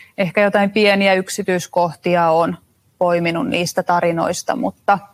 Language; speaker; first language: Finnish; native; Finnish